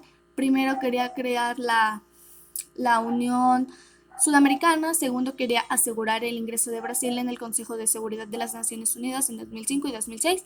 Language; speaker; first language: Spanish; native; Spanish